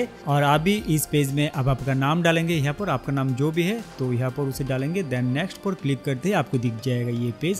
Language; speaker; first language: Hindi; non-native, local second language; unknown